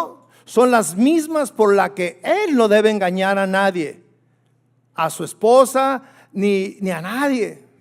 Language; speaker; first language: Spanish; native; Spanish